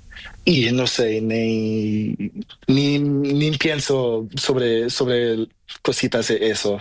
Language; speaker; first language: Spanish; non-native, learner; Portuguese